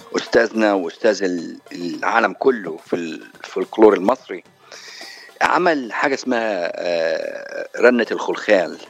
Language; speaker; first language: Arabic; native; Arabic